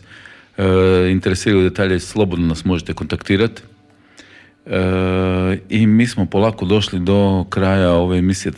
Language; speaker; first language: Serbian; native; Serbian